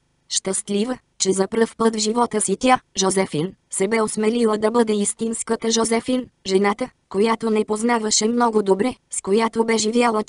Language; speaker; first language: Bulgarian; native; Bulgarian